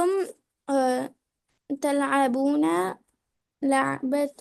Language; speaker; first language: Arabic; non-native, learner; Urdu